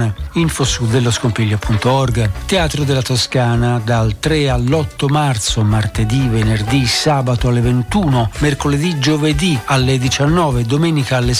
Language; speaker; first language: Italian; native; Italian